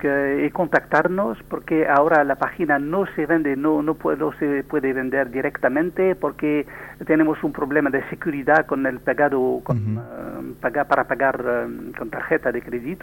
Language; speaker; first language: Spanish; non-native, learner; French